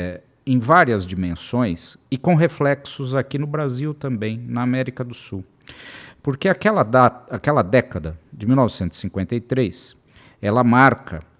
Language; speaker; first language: Portuguese; native; Portuguese